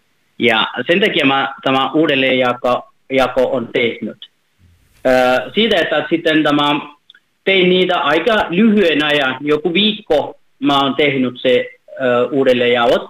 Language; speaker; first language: Finnish; non-native, fluent; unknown